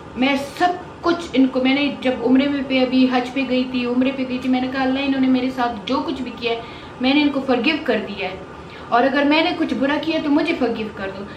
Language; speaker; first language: Urdu; non-native, local second language; Pashto